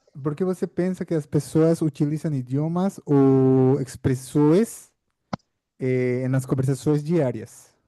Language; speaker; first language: Portuguese; non-native, fluent; Spanish